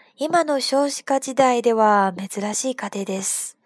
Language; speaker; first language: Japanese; non-native, fluent; Chinese